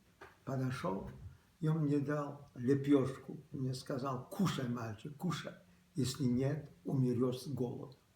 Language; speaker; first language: Russian; early bilingual, other home language; Polish